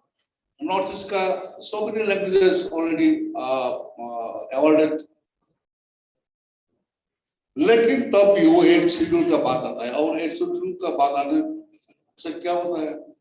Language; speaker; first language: Hindi; non-native, learner; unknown